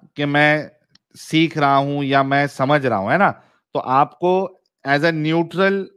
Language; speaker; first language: Hindi; native; Hindi